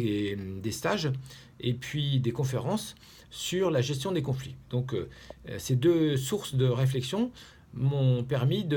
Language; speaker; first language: French; native; French